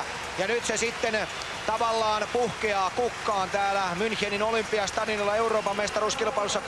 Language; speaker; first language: Finnish; native; Finnish